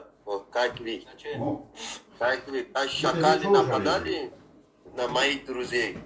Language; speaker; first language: Russian; non-native, learner; Tajik